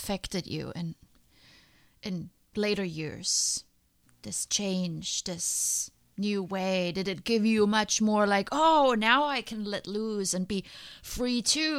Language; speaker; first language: English; non-native, fluent; German